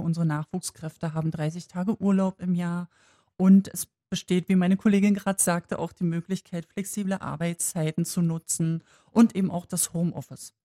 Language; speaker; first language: German; native; German